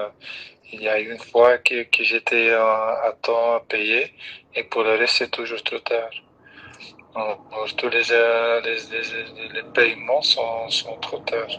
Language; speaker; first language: French; non-native, fluent; Dutch